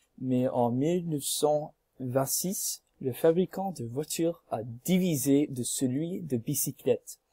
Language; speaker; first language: French; non-native, learner; English